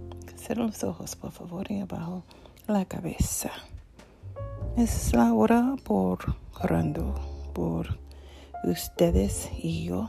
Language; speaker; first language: Spanish; non-native, learner; English